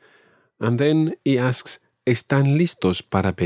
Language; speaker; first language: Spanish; non-native, fluent; English